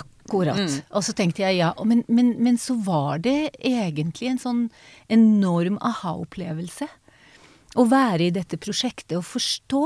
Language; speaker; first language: Norwegian; non-native, fluent; Hebrew